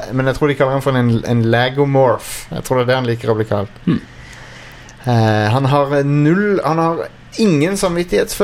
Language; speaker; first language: Norwegian; native; Norwegian